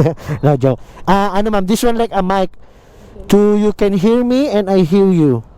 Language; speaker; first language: English; non-native, learner; Filipino